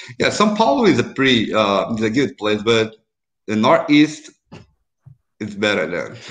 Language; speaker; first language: English; non-native, learner; Portuguese